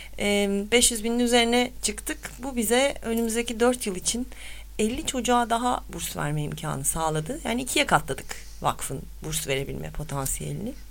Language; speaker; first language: Turkish; native; Turkish